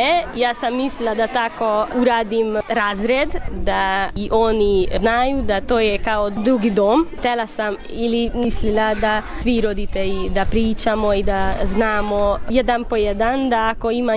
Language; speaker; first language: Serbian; non-native, local second language; Hungarian